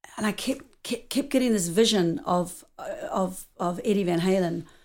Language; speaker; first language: English; native; English